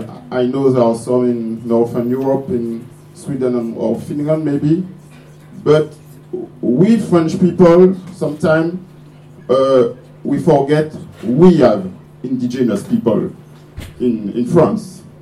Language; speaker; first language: English; non-native, fluent; French